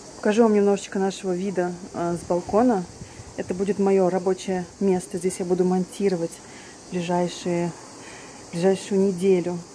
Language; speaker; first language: Russian; native; Russian